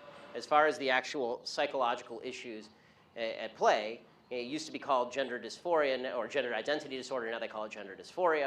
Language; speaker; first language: English; native; English